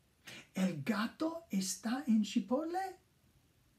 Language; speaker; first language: Spanish; non-native, fluent; English